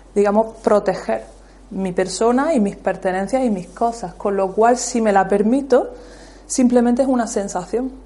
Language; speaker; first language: Spanish; native; Spanish